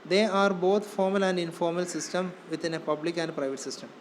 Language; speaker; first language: English; non-native, local second language; Malayalam